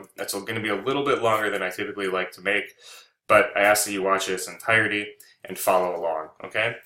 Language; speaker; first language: English; native; English